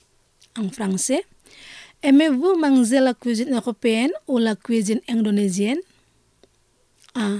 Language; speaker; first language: French; non-native, fluent; Indonesian